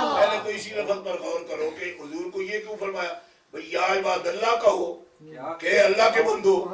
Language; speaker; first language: Urdu; non-native, local second language; Punjabi